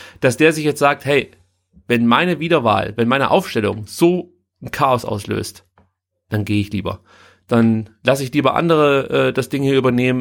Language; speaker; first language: German; native; German